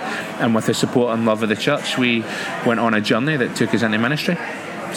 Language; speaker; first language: English; native; English